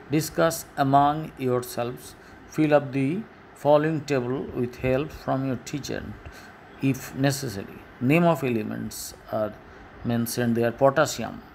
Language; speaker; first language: English; non-native, local second language; Bangla